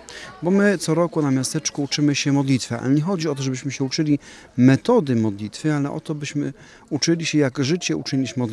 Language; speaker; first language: Polish; native; Polish